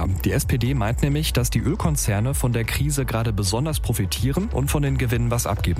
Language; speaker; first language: German; native; German